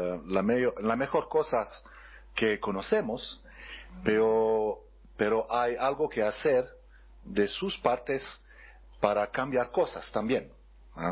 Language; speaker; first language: Spanish; non-native, learner; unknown